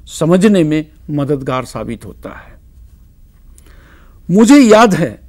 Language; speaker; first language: Hindi; native; Hindi